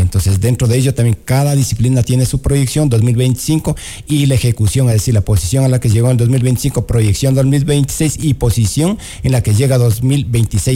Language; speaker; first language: Spanish; native; Spanish